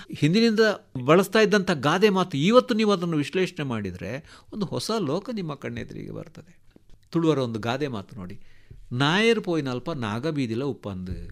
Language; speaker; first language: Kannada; non-native, local second language; Tulu